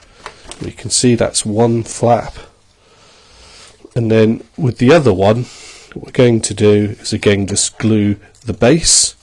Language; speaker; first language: English; native; English